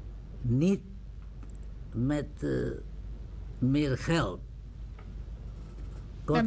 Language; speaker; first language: Dutch; non-native, learner; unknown